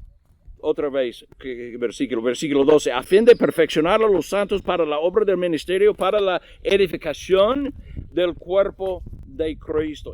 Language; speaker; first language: Spanish; non-native, learner; English